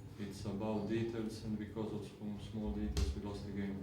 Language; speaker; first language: English; non-native, fluent; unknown